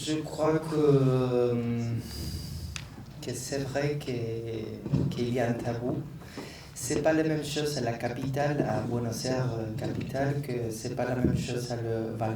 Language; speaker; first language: French; non-native, learner; Spanish